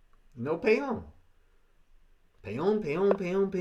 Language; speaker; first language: Spanish; non-native, learner; English